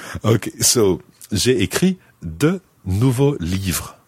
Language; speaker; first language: French; non-native, fluent; English